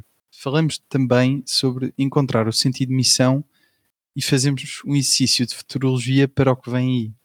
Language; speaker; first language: Portuguese; native; Portuguese